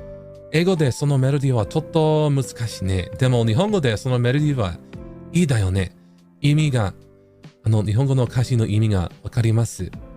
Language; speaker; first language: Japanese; non-native, learner; English